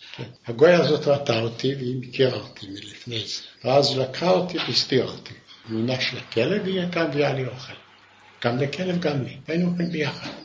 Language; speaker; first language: Hebrew; non-native, fluent; Yiddish